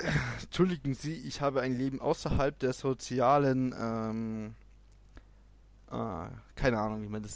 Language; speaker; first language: German; native; German